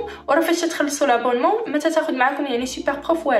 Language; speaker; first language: Arabic; native; Arabic